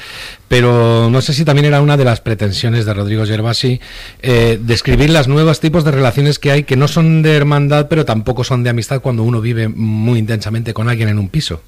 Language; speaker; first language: Spanish; native; Spanish